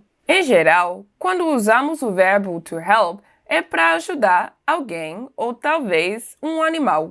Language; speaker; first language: Portuguese; non-native, fluent; English